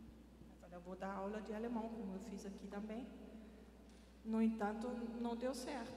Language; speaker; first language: Portuguese; non-native, fluent; German